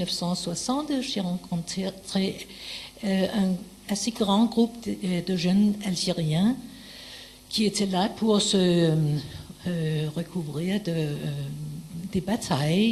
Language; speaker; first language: French; non-native, fluent; Danish